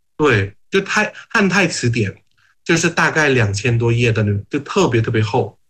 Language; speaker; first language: Chinese; non-native, fluent; Thai